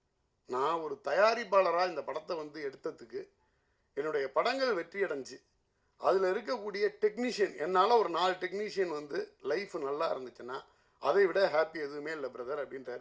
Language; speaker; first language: Tamil; native; Tamil